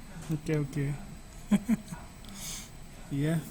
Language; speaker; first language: Indonesian; native; Indonesian